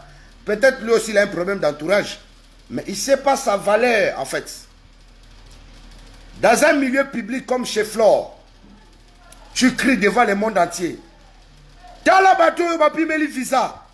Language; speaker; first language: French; non-native, local second language; Lingala